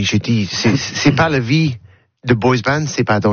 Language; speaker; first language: French; non-native, learner; English